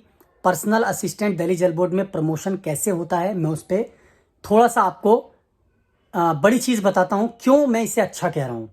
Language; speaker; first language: Hindi; native; Hindi